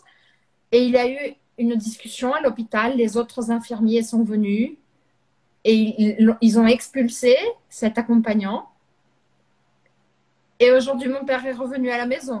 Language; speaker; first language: French; non-native, fluent; Portuguese